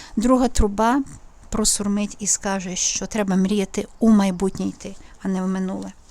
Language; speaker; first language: Ukrainian; native; Ukrainian